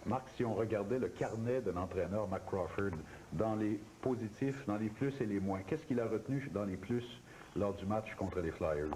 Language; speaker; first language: French; native; French